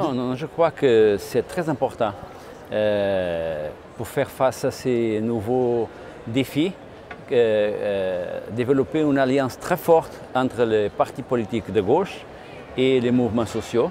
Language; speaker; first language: French; non-native, fluent; Portuguese